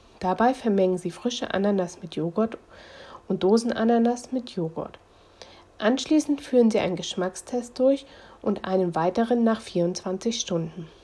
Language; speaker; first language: German; native; German